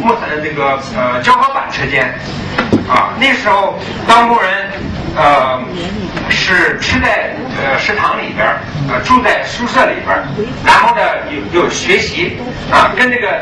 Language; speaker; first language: Chinese; early bilingual, other home language; English